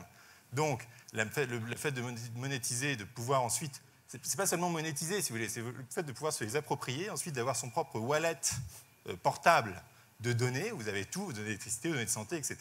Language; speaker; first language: French; native; French